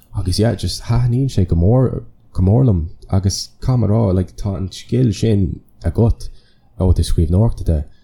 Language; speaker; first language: Irish; non-native, local second language; English